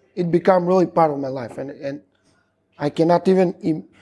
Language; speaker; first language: English; non-native, fluent; Macedonian